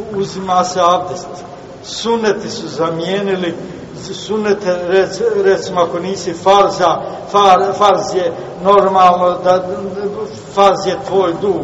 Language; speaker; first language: Bosnian; native; Bosnian